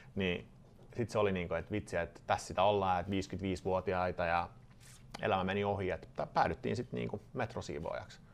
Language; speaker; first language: Finnish; non-native, fluent; Swedish